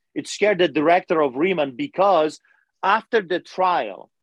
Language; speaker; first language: English; non-native, fluent; Polish